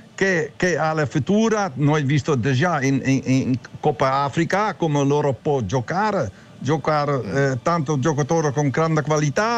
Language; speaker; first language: Italian; non-native, learner; Dutch